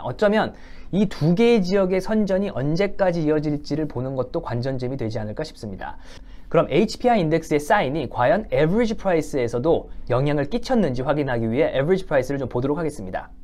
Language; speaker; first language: Korean; native; Korean